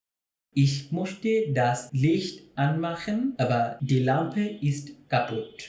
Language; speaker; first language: German; non-native, fluent; Bangla